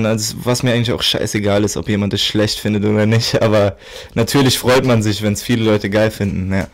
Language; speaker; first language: German; native; German